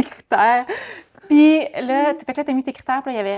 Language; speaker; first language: French; native; French